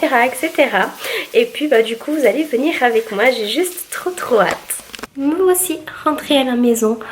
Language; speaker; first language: French; native; French